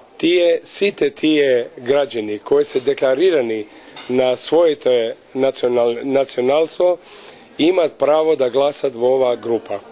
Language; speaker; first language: Macedonian; early bilingual, heritage; Albanian